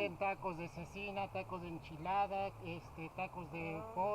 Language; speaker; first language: Spanish; native; Spanish